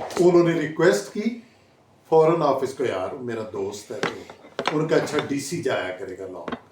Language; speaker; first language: Urdu; non-native, local second language; Punjabi